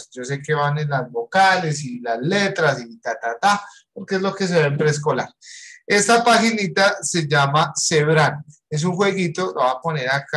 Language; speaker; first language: Spanish; native; Spanish